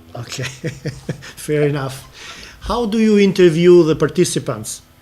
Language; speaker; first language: English; non-native, fluent; Albanian